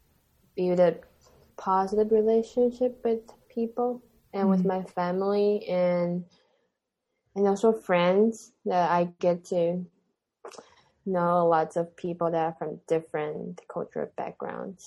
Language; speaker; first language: English; non-native, fluent; Chinese